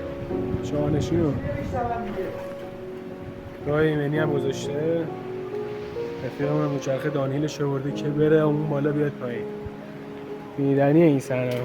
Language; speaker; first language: Persian; native; Persian